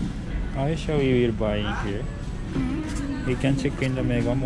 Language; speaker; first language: English; non-native, learner; Japanese